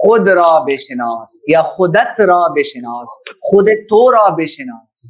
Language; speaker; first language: Persian; non-native, fluent; Urdu